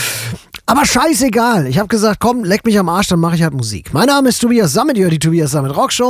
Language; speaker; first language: German; native; German